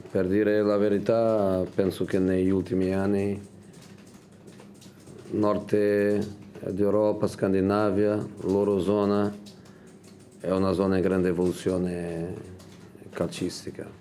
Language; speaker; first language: Italian; non-native, fluent; Portuguese